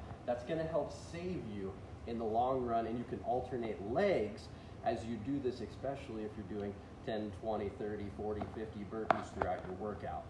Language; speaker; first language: English; native; English